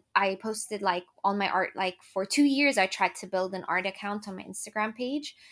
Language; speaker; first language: English; non-native, fluent; Arabic